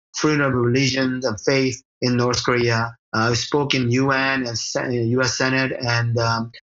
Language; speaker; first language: English; early bilingual, other home language; Korean